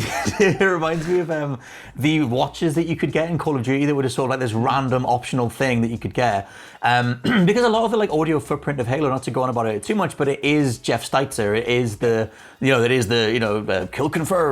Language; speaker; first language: English; native; English